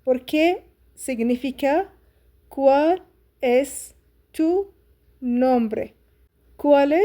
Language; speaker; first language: Spanish; non-native, fluent; Arabic